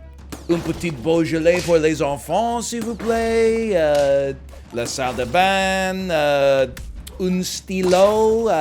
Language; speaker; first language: French; non-native, learner; English